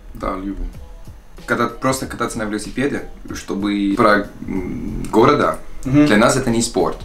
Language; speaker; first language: Russian; non-native, learner; Dutch